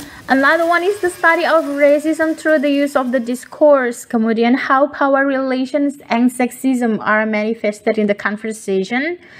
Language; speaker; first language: English; non-native, fluent; Indonesian